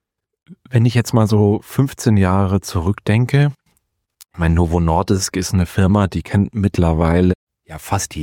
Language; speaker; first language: German; native; German